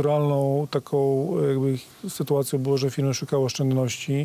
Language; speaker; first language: Polish; native; Polish